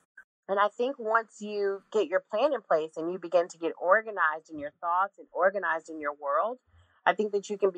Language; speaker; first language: English; native; English